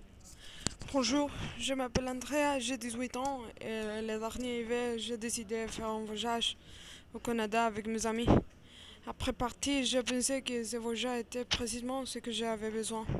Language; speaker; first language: French; non-native, learner; Spanish